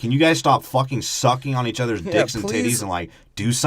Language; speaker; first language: English; native; English